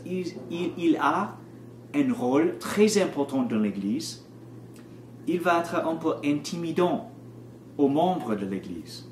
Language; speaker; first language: French; non-native, learner; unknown